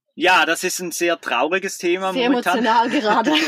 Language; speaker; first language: German; native; German